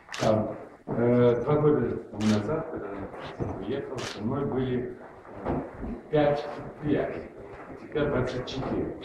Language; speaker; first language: Russian; non-native, fluent; French